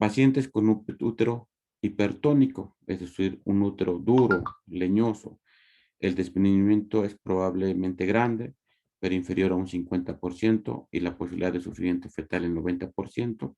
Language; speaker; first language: Spanish; native; Spanish